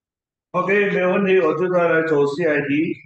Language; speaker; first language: Chinese; native; Chinese